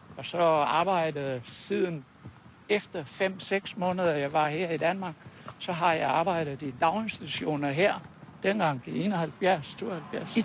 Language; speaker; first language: Danish; non-native, fluent; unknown